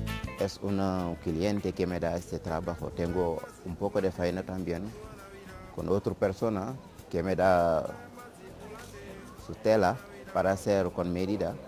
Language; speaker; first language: Spanish; non-native, learner; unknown